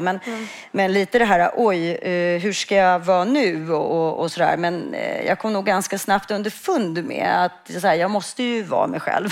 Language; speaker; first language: Swedish; native; Swedish